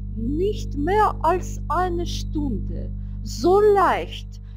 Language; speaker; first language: German; non-native, learner; Russian